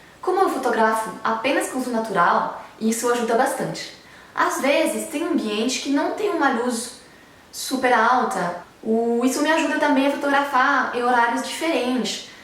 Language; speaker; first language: Portuguese; non-native, fluent; French